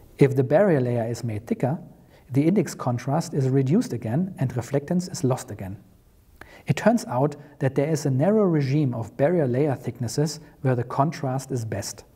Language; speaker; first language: English; non-native, fluent; German